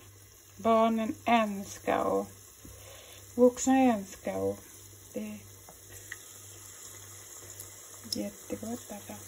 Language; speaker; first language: Swedish; non-native, fluent; Thai